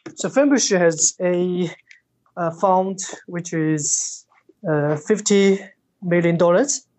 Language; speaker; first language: English; non-native, fluent; Chinese